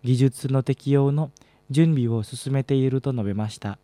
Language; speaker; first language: Japanese; non-native, fluent; Indonesian